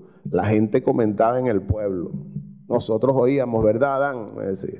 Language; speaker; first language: Spanish; native; Spanish